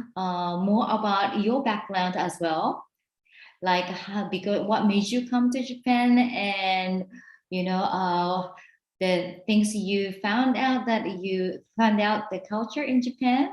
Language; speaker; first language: English; non-native, learner; Japanese